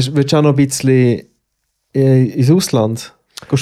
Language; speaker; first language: German; native; German